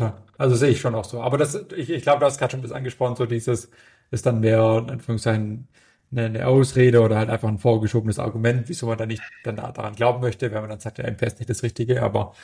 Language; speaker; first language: German; native; German